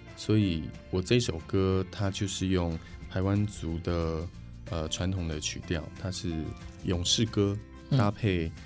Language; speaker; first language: Chinese; native; Chinese